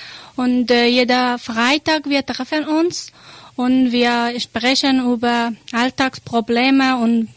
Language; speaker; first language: German; non-native, learner; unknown